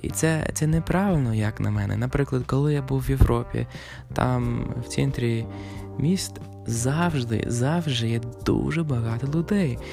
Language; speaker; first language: Ukrainian; non-native, fluent; English